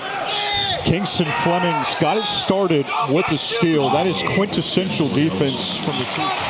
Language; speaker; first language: English; native; English